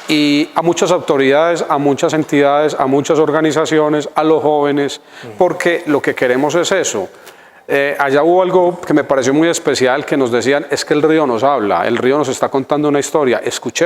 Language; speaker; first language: Spanish; native; Spanish